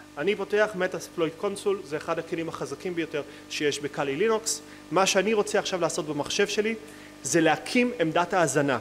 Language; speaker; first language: Hebrew; native; Hebrew